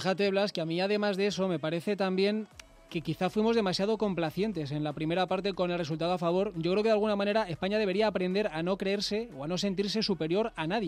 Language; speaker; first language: Spanish; native; Spanish